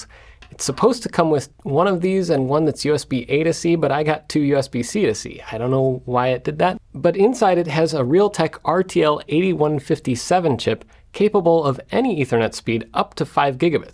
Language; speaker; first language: English; native; English